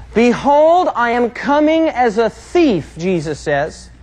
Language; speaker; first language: English; native; English